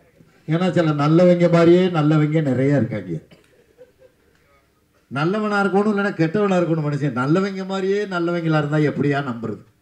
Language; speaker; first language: Tamil; native; Tamil